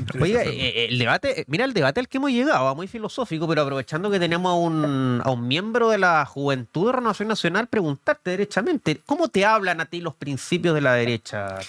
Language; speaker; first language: Spanish; native; Spanish